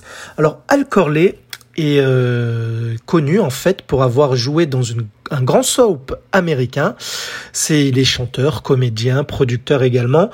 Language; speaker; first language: French; native; French